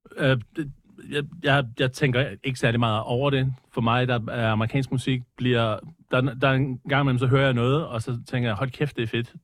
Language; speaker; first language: Danish; early bilingual, other home language; English